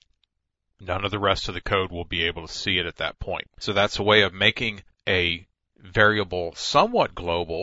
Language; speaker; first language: English; native; English